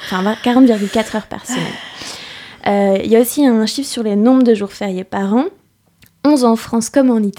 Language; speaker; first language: French; native; French